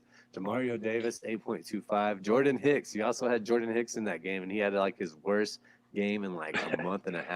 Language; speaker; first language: English; native; English